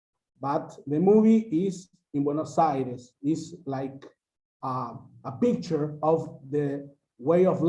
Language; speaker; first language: English; non-native, learner; Spanish